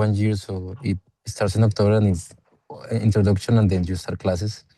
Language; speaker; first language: English; non-native, fluent; Spanish